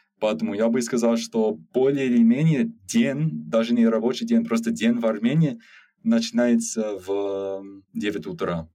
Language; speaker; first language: Russian; non-native, learner; English